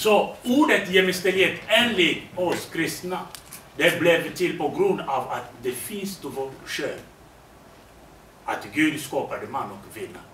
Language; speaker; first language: Swedish; non-native, fluent; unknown